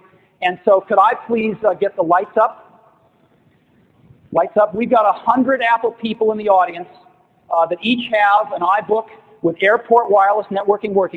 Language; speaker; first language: English; native; English